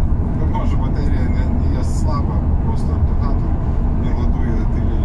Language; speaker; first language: Polish; non-native, learner; Russian